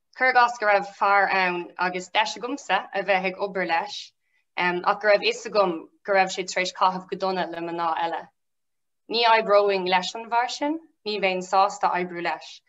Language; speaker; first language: Irish; non-native, local second language; English